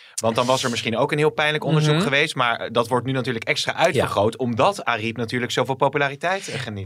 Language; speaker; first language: Dutch; native; Dutch